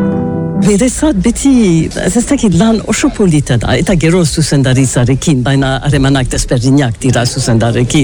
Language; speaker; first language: Basque; non-native, learner; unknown